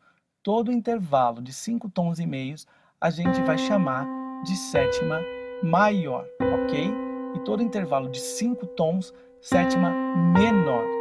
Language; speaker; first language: Portuguese; native; Portuguese